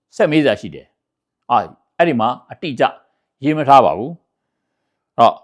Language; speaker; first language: Burmese; native; Burmese